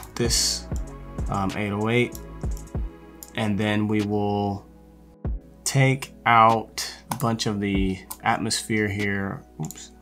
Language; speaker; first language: English; native; English